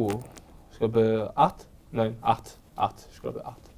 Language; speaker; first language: German; non-native, learner; French